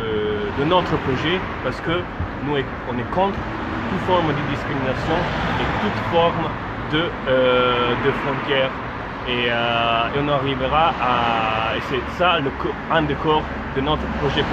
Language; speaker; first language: French; non-native, fluent; Italian